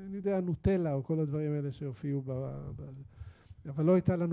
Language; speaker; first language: Hebrew; native; Hebrew